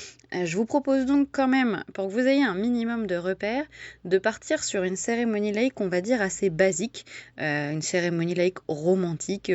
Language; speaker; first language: French; native; French